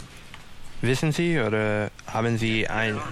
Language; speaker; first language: German; non-native, learner; English